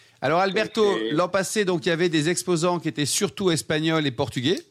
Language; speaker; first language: French; native; French